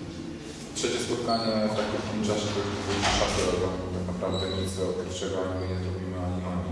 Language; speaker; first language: Polish; native; Polish